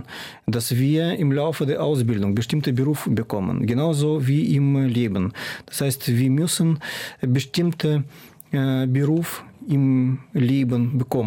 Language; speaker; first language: German; non-native, fluent; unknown